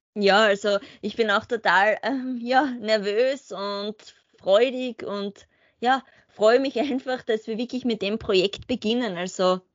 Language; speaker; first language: German; native; German